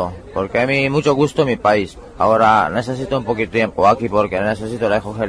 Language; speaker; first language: Spanish; non-native, learner; Hungarian